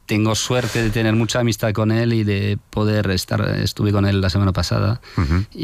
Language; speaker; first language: Spanish; non-native, fluent; French